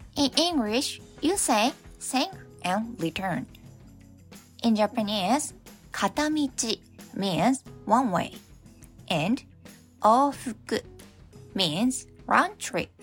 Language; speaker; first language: English; non-native, fluent; Japanese